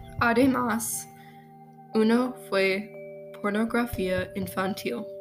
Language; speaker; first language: Spanish; non-native, learner; English